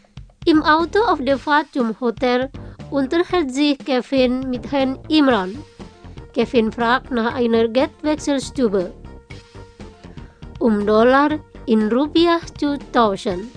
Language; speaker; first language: German; non-native, fluent; Indonesian